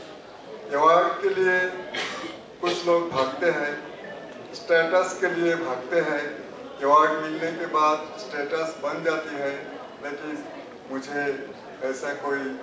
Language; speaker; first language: Hindi; non-native, local second language; Odia